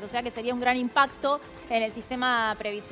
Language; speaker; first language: Spanish; native; Spanish